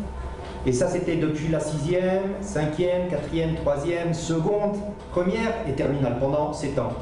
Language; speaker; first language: French; native; French